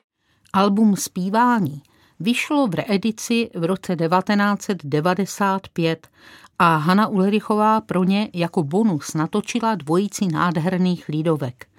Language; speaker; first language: Czech; native; Czech